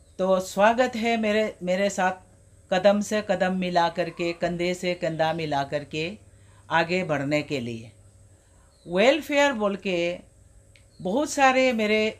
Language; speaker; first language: Hindi; non-native, local second language; Adi